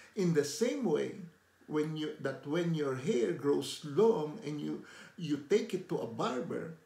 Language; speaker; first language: English; non-native, local second language; Filipino